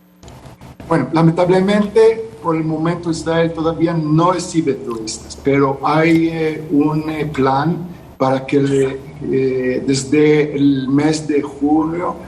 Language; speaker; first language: Spanish; non-native, fluent; Hebrew